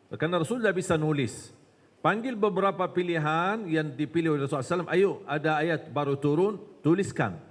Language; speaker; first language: Malay; non-native, fluent; Arabic